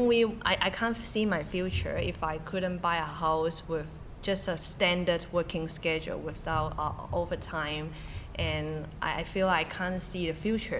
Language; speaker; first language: English; non-native, local second language; Cantonese